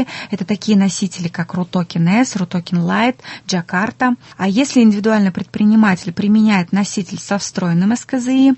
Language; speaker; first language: Russian; native; Russian